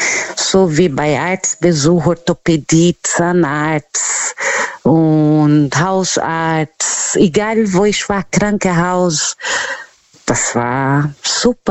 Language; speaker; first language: German; non-native, learner; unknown